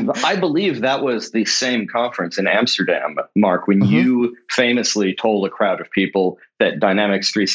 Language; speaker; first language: English; native; English